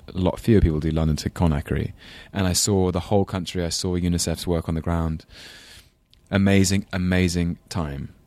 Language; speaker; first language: English; native; English